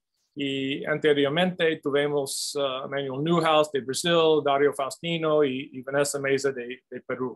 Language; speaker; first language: Spanish; non-native, fluent; English